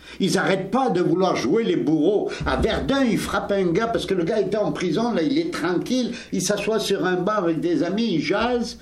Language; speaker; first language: French; native; French